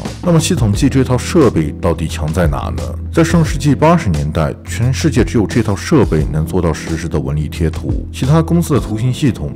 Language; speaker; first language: Chinese; native; Chinese